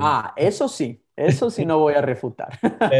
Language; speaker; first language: Spanish; early bilingual, heritage; Spanish